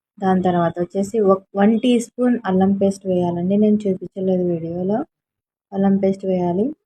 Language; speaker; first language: Telugu; non-native, local second language; Urdu